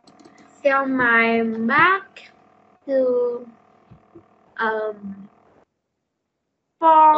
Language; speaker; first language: English; non-native, learner; Vietnamese